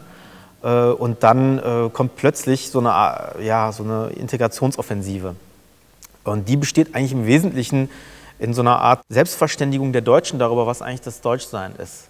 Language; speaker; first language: German; early bilingual, other home language; Turkish